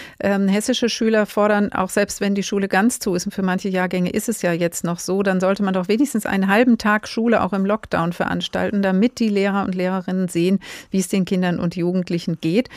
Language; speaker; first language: German; native; German